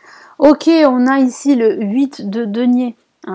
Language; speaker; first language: French; native; French